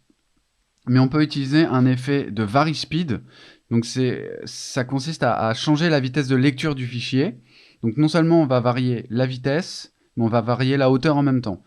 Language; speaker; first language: French; native; French